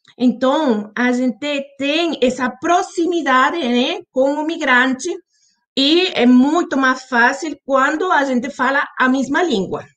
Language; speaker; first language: Portuguese; non-native, fluent; Spanish